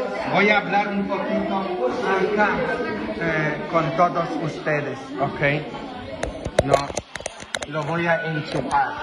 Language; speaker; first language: Spanish; non-native, fluent; Polish